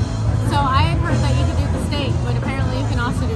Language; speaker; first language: English; native; English